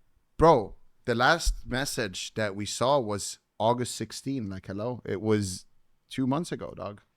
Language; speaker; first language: English; native; English